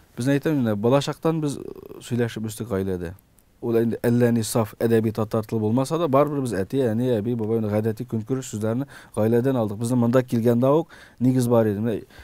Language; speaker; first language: Tatar; early bilingual, heritage; Tatar